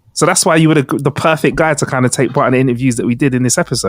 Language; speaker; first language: English; native; English